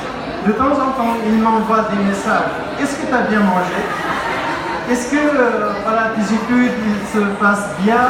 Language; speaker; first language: French; non-native, learner; Pashto